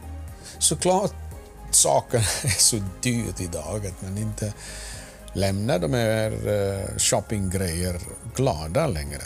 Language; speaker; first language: Swedish; non-native, fluent; Afrikaans